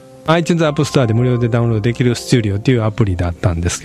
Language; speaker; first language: Japanese; native; Japanese